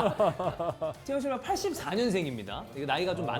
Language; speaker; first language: Korean; native; Korean